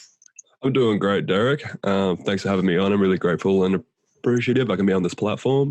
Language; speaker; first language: English; native; English